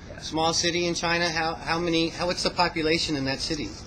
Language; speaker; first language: English; native; English